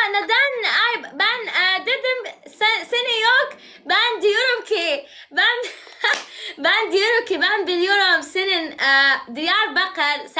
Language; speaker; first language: Turkish; non-native, learner; Arabic